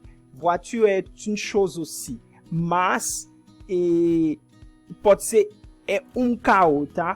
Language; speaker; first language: Portuguese; non-native, fluent; French